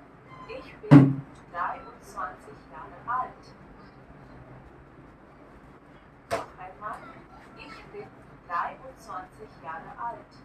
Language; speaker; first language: German; non-native, fluent; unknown